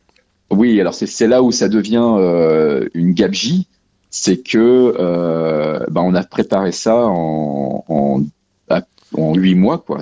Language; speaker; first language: French; native; French